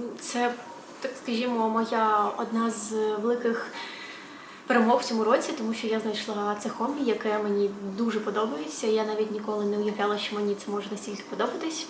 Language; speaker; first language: Ukrainian; native; Ukrainian